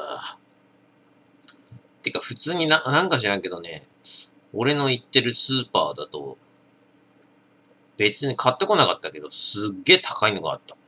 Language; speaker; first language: Japanese; native; Japanese